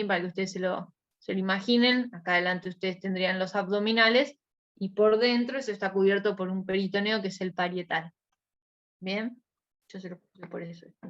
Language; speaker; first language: Spanish; native; Spanish